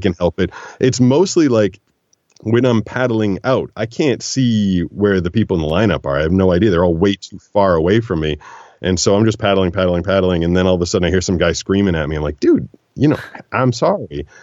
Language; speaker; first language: English; native; English